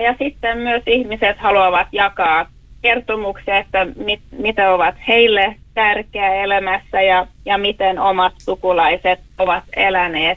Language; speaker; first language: Finnish; non-native, local second language; Swedish